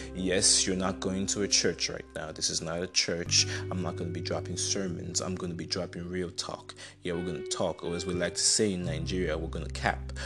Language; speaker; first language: English; non-native, local second language; Igbo